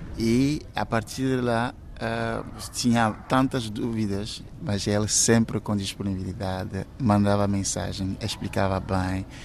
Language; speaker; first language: Portuguese; non-native, fluent; Ewe